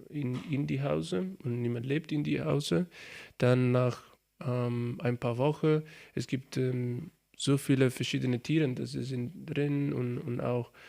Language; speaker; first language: German; non-native, learner; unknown